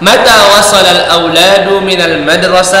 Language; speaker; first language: Arabic; non-native, fluent; Indonesian